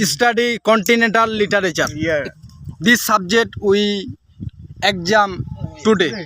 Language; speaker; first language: English; non-native, learner; Bangla